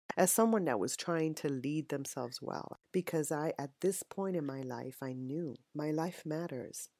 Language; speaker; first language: English; native; English